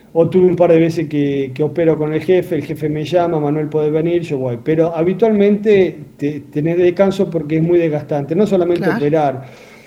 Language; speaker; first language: Spanish; native; Spanish